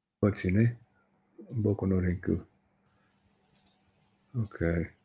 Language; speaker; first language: Japanese; non-native, learner; English